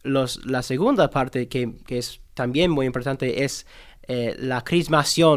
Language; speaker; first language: Spanish; non-native, learner; English